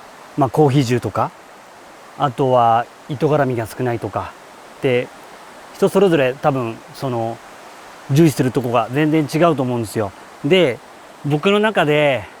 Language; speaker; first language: Japanese; native; Japanese